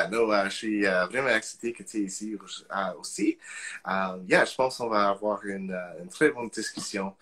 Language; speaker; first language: French; non-native, local second language; English